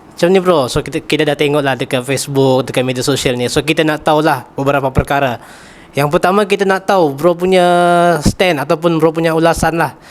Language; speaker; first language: Malay; native; Malay